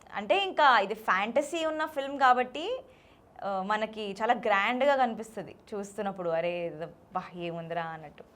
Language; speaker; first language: Telugu; native; Telugu